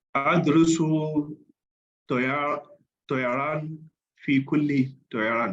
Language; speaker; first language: Arabic; non-native, learner; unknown